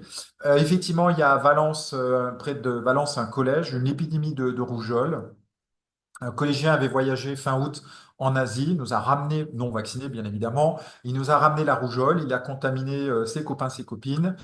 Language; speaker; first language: French; native; French